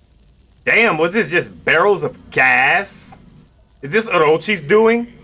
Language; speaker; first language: English; native; English